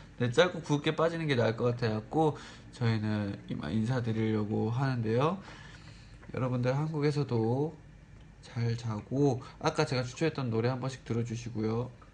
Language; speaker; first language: Korean; native; Korean